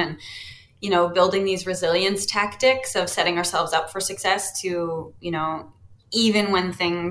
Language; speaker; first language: English; native; English